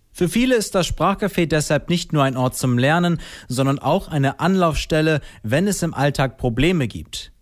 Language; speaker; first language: German; native; German